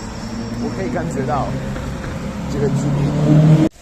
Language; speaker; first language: Chinese; non-native, fluent; Italian